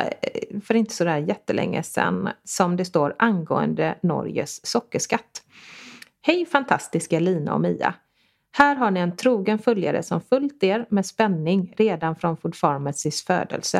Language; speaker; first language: Swedish; native; Swedish